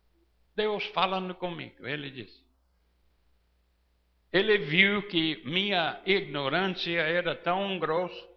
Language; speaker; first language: Portuguese; non-native, fluent; English